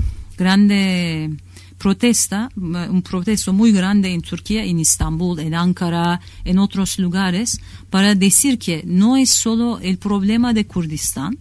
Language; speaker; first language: Spanish; non-native, learner; Kurdish